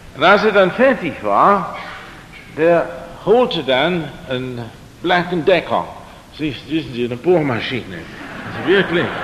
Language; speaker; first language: German; non-native, fluent; English